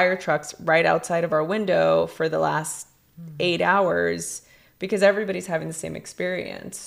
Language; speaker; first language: English; native; English